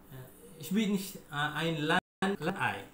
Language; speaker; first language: German; non-native, learner; Malay